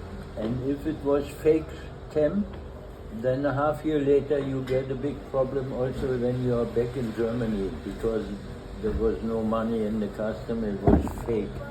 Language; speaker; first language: English; non-native, fluent; German